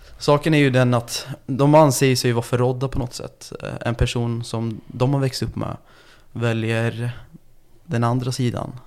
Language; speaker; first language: Swedish; early bilingual, other home language; Turkish